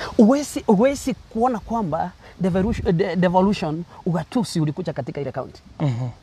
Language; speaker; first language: Swahili; non-native, local second language; Gusii